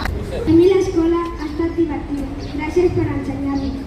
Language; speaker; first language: Catalan; early bilingual, other home language; Filipino